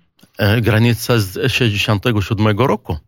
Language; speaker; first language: Polish; non-native, fluent; Arabic